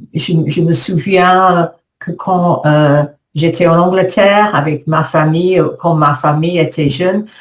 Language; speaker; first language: French; non-native, learner; English